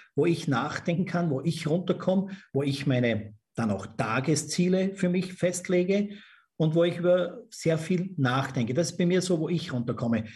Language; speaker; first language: German; native; German